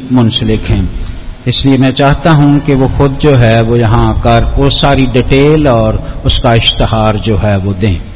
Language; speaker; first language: Urdu; native; Urdu